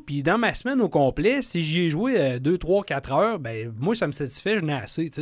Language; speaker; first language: French; native; French